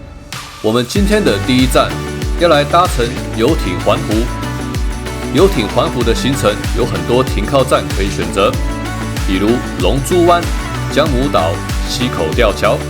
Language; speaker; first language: Chinese; native; Chinese